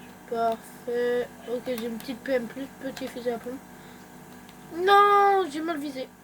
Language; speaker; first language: French; native; French